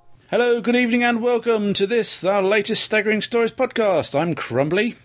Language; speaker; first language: English; native; English